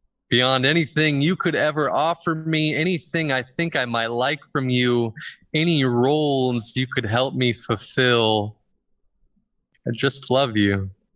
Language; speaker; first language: English; native; English